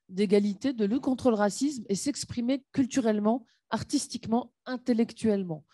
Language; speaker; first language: French; native; French